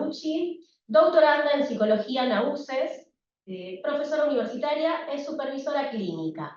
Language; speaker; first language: Spanish; native; Spanish